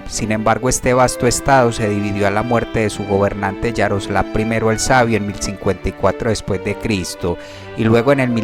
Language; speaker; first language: Spanish; native; Spanish